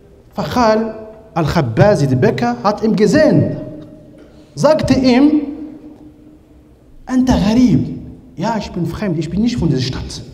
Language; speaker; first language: German; non-native, learner; Arabic